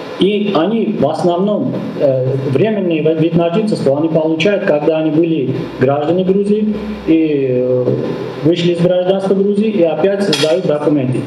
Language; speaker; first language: Russian; non-native, local second language; Armenian